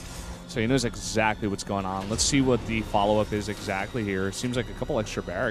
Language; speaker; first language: English; native; English